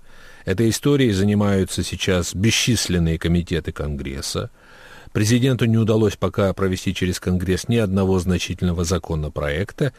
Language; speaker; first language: Russian; native; Russian